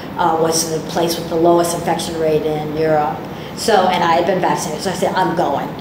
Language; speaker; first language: English; native; English